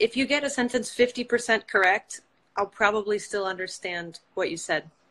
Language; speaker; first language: English; native; English